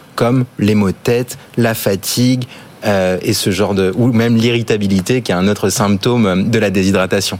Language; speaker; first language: French; early bilingual, other home language; English